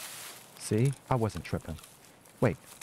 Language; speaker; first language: English; native; English